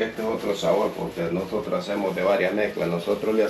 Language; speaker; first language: Spanish; native; Spanish